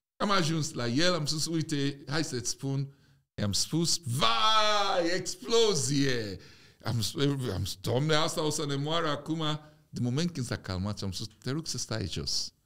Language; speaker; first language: Romanian; non-native, fluent; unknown